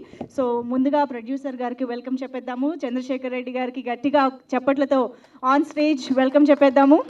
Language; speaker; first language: Telugu; native; Telugu